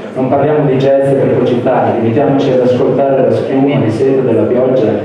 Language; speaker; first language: Italian; native; Italian